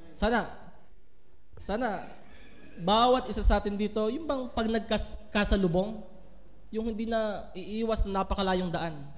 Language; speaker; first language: Filipino; native; Filipino